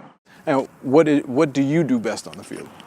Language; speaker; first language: English; native; English